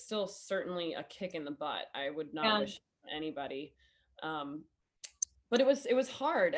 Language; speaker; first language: English; native; English